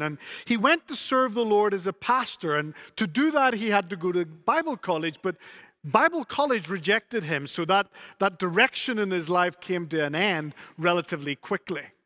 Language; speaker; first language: English; native; English